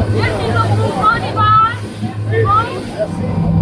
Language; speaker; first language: French; non-native, learner; Malagasy